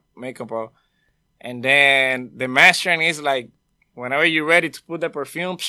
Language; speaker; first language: English; non-native, fluent; Spanish